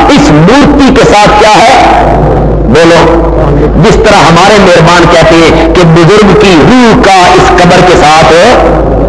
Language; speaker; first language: Urdu; non-native, local second language; Punjabi